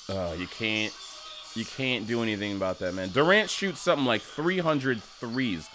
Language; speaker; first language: English; native; English